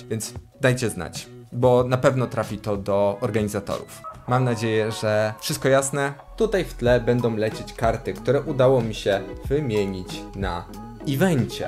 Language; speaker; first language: Polish; native; Polish